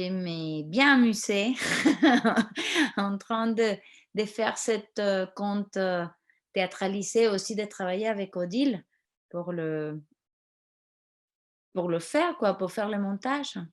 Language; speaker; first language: French; non-native, fluent; Spanish